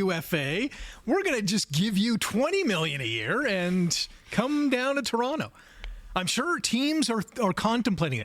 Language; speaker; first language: English; native; English